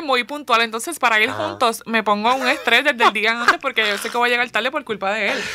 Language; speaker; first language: Spanish; early bilingual, heritage; Spanish